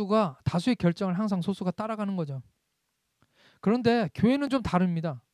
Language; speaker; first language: Korean; native; Korean